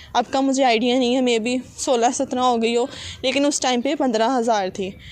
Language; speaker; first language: Urdu; non-native, local second language; Punjabi